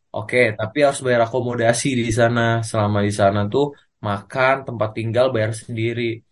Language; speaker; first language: Indonesian; native; Indonesian